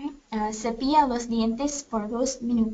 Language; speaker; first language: Spanish; non-native, learner; English